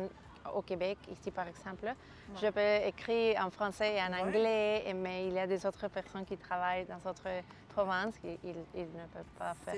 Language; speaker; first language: French; non-native, fluent; Spanish